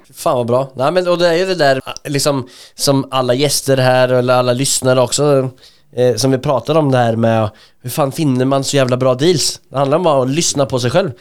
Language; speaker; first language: Swedish; native; Swedish